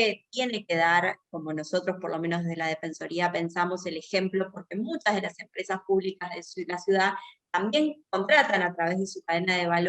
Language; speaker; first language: Spanish; native; Spanish